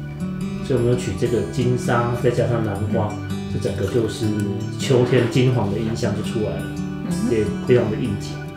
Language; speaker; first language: Chinese; native; Chinese